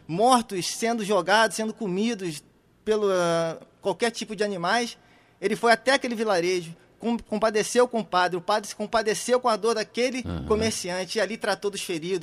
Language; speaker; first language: Portuguese; native; Portuguese